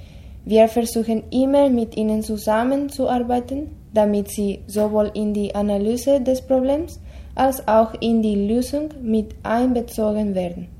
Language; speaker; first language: German; non-native, fluent; Spanish